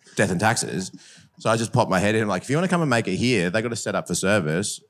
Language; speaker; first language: English; native; English